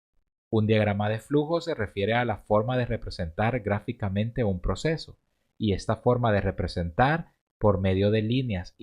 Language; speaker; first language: Spanish; native; Spanish